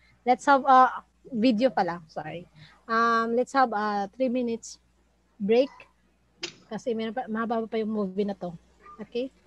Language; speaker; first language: English; non-native, local second language; Cebuano